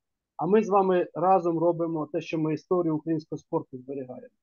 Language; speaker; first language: Ukrainian; native; Ukrainian